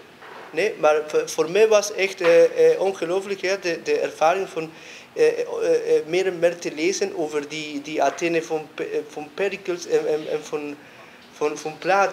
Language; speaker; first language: Dutch; non-native, fluent; Spanish